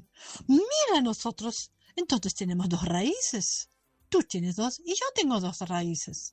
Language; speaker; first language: Spanish; non-native, fluent; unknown